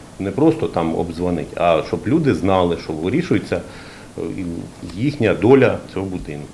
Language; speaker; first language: Ukrainian; native; Ukrainian